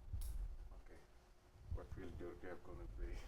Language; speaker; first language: English; non-native, learner; Wolof